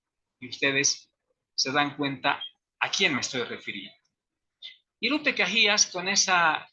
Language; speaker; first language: Spanish; native; Spanish